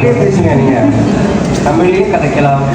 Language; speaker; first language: Tamil; early bilingual, heritage; Tamil